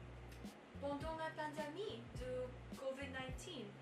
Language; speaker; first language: French; non-native, learner; English